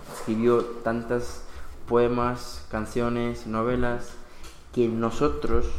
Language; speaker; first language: Spanish; non-native, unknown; Bangla